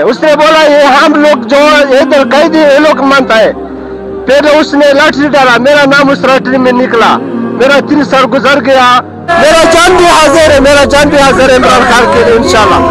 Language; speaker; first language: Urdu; non-native, local second language; Pashto